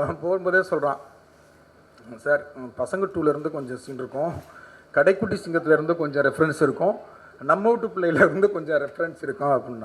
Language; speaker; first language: Tamil; native; Tamil